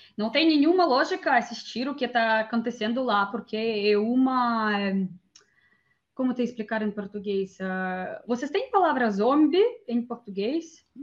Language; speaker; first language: Portuguese; non-native, learner; Russian